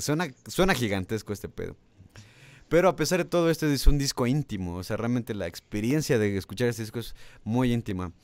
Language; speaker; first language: Spanish; native; Spanish